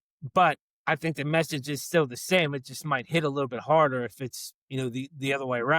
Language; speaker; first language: English; native; English